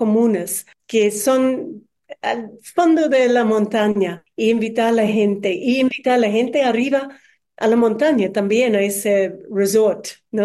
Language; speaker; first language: Spanish; non-native, fluent; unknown